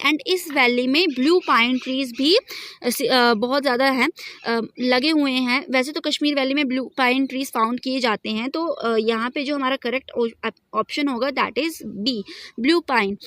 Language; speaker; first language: Hindi; native; Hindi